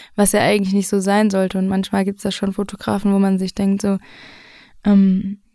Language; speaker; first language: German; native; German